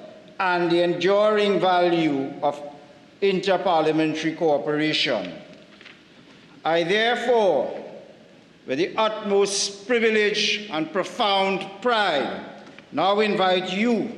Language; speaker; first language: English; native; English